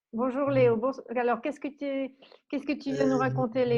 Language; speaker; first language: French; native; French